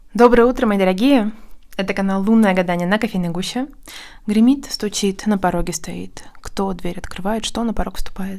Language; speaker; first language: Russian; native; Russian